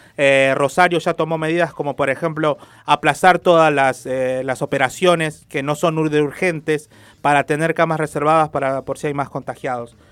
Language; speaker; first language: Spanish; native; Spanish